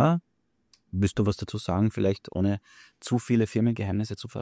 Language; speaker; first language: German; native; German